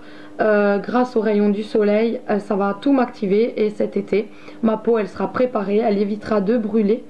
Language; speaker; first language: French; native; French